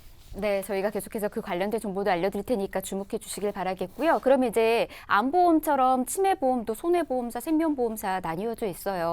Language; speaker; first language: Korean; native; Korean